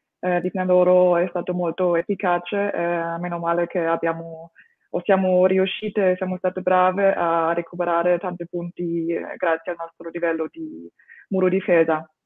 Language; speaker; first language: Italian; non-native, fluent; German